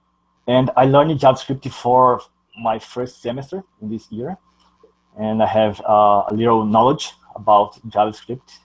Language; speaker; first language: English; non-native, learner; Portuguese